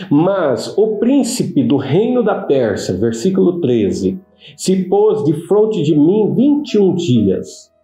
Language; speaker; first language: Portuguese; native; Portuguese